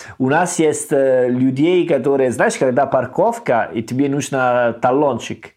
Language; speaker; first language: Russian; non-native, learner; Italian